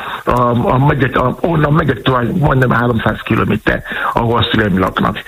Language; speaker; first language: Hungarian; non-native, learner; Yoruba